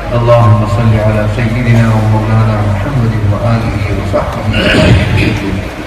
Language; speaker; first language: Urdu; native; Urdu